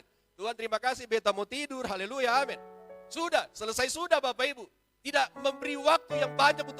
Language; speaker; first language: Indonesian; native; Indonesian